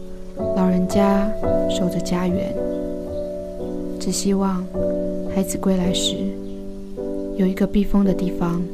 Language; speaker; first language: Chinese; native; Chinese